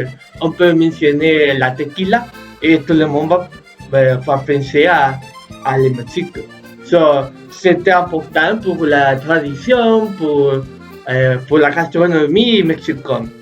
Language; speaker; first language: French; non-native, learner; Spanish